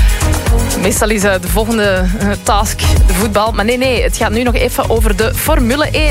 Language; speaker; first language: Dutch; native; Dutch